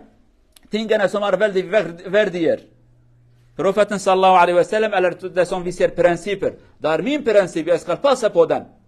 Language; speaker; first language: Swedish; non-native, learner; Kurdish